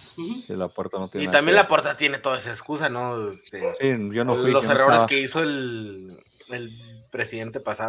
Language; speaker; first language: Spanish; native; Spanish